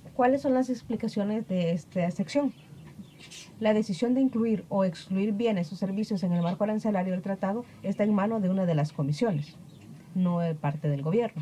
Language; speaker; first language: Spanish; native; Spanish